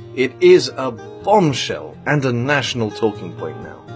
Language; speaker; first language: English; native; English